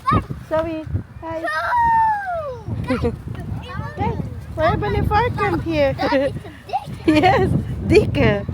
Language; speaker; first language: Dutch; non-native, learner; Filipino